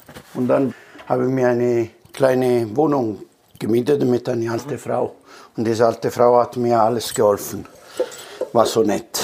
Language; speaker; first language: German; non-native, learner; Italian